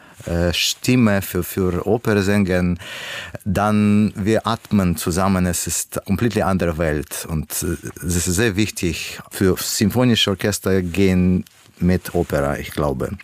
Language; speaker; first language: German; non-native, learner; Russian